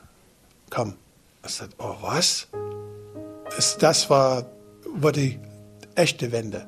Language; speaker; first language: German; non-native, learner; English